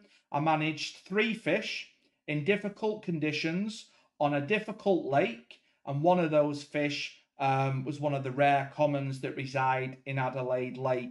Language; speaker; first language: English; native; English